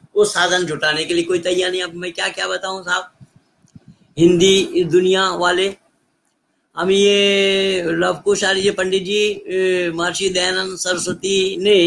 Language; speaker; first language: Hindi; native; Hindi